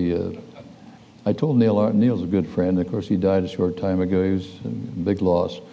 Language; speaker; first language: English; native; English